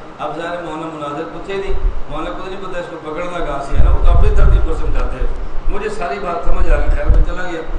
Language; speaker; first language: Urdu; non-native, local second language; Punjabi